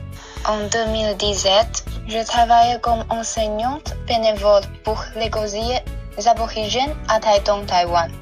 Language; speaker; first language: French; non-native, fluent; Chinese